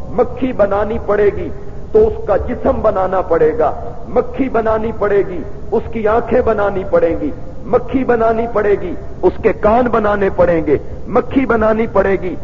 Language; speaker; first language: Urdu; non-native, local second language; Punjabi